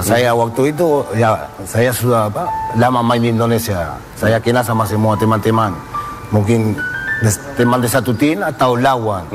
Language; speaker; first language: Indonesian; non-native, fluent; Spanish